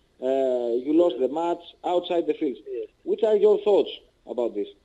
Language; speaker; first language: English; non-native, learner; Greek